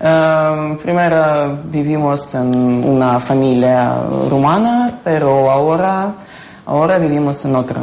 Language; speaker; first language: Spanish; non-native, learner; Ukrainian